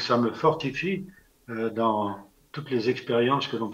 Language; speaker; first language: French; native; French